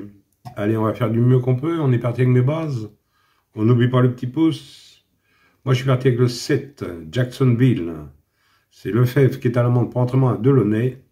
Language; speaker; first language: French; native; French